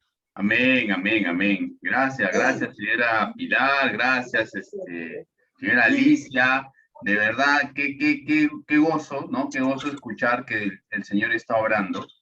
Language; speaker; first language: Spanish; native; Spanish